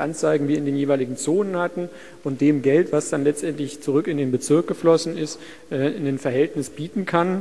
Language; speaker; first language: German; native; German